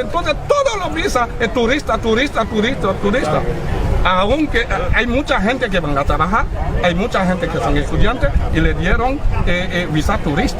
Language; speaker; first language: Spanish; non-native, fluent; Haitian Creole